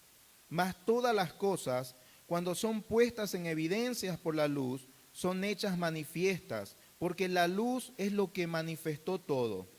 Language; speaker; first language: Spanish; native; Spanish